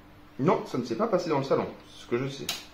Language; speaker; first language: French; native; French